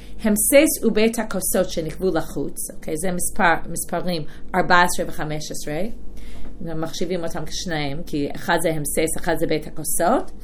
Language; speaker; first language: Hebrew; non-native, fluent; English